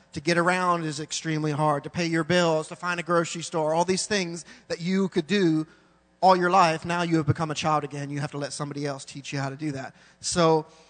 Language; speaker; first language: English; native; English